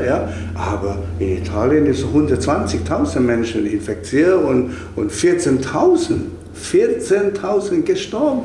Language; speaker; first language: German; non-native, fluent; Chinese